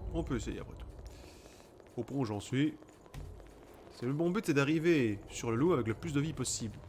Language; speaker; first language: French; native; French